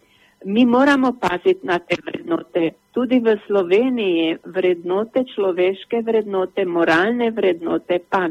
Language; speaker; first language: Slovenian; native; Slovenian